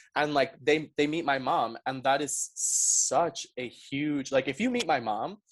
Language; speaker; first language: English; early bilingual, other home language; Spanish